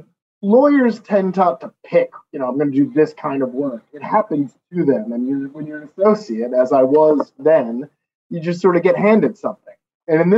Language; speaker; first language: English; native; English